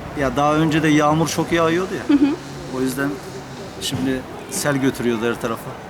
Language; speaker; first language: Turkish; native; Turkish